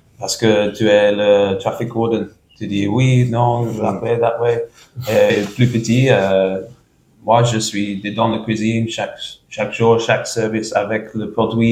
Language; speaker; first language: French; non-native, learner; English